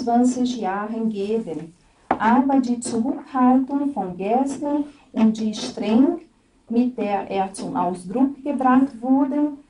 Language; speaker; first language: German; non-native, fluent; Portuguese